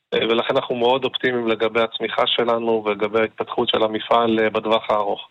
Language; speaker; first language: Hebrew; native; Hebrew